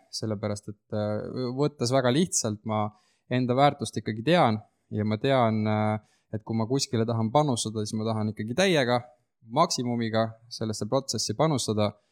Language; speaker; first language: Estonian; native; Estonian